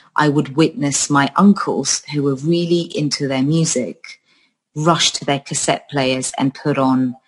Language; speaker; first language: English; early bilingual, other home language; Georgian